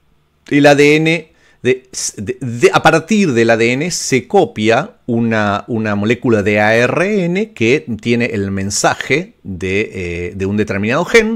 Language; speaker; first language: Spanish; native; Spanish